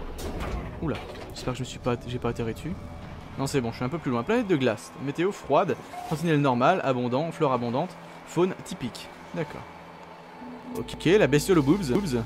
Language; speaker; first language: French; native; French